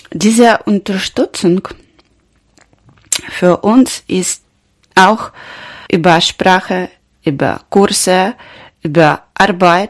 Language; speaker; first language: German; non-native, learner; Ukrainian